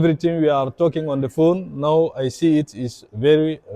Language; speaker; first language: English; non-native, learner; French